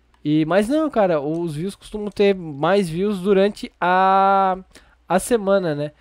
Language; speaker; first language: Portuguese; native; Portuguese